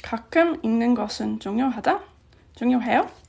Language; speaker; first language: Korean; non-native, fluent; English